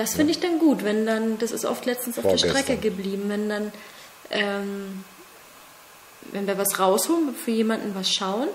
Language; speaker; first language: German; native; German